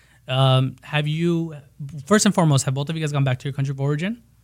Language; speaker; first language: English; early bilingual, other home language; Spanish